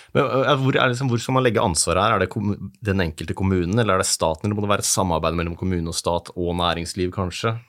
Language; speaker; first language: Norwegian; native; Norwegian